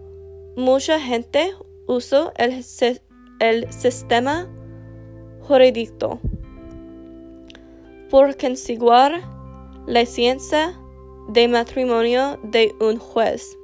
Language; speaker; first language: Spanish; non-native, learner; English